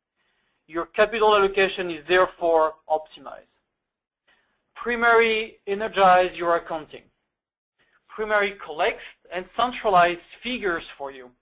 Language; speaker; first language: English; non-native, fluent; French